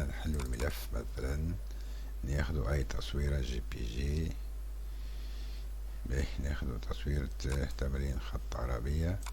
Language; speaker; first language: Arabic; native; Arabic